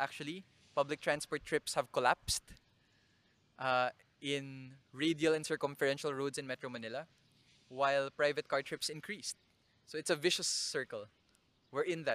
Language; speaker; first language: English; non-native, local second language; Bikol